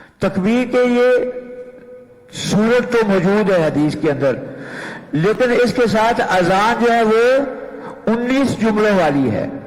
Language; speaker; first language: Urdu; non-native, local second language; Punjabi